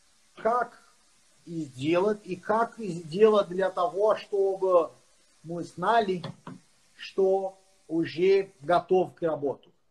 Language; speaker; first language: Russian; non-native, fluent; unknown